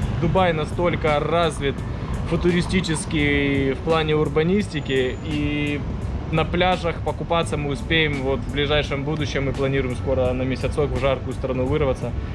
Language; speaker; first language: Russian; native; Russian